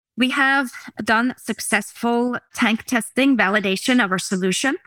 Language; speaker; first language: English; non-native, fluent; Norwegian